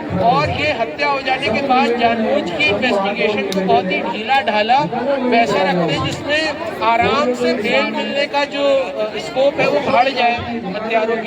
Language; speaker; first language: Hindi; native; Hindi